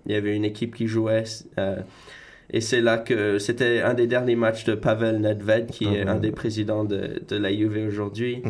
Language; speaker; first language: French; native; French